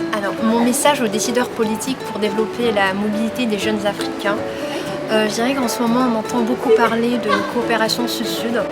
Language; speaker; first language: French; non-native, local second language; Arabic